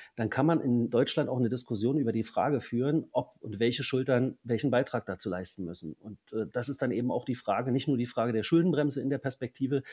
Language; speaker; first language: German; native; German